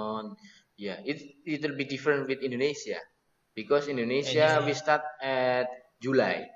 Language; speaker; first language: English; non-native, learner; Indonesian